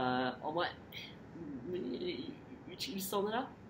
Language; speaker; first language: Azerbaijani; non-native, learner; French